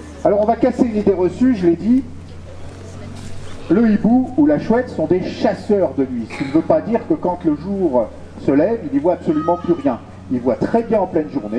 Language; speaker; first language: French; native; French